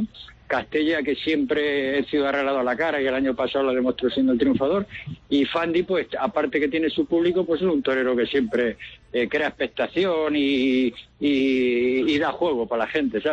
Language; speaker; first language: Spanish; native; Spanish